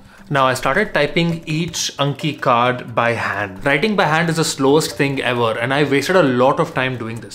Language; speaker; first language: English; non-native, local second language; Hindi